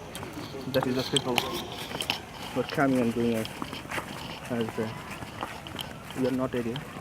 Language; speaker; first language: English; non-native, fluent; Bangla